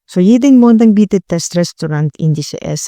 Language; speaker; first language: German; non-native, learner; Filipino